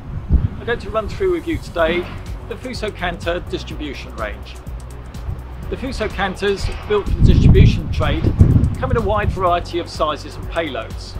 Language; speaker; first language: English; native; English